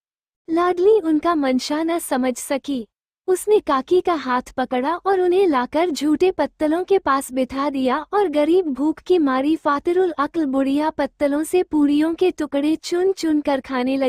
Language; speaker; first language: Hindi; native; Hindi